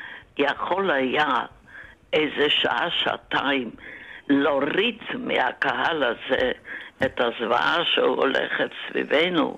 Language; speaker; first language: Hebrew; non-native, fluent; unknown